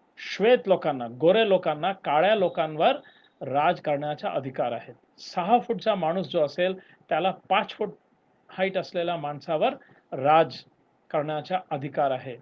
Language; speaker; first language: Marathi; non-native, local second language; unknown